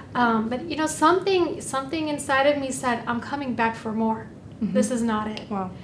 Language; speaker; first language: English; native; English